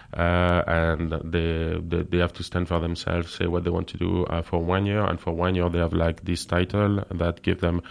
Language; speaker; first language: English; non-native, fluent; French